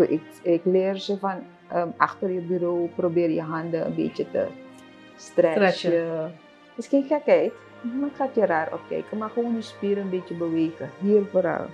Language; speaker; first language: Dutch; non-native, local second language; Papiamento